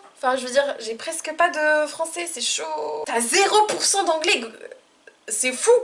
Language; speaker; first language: French; native; French